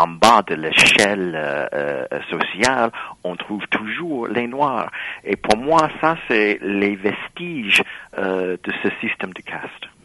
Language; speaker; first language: French; non-native, fluent; English